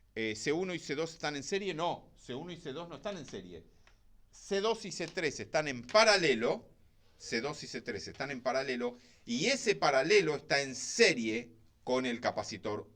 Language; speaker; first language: Spanish; native; Spanish